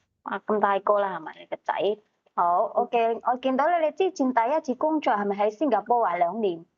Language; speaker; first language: Cantonese; native; Cantonese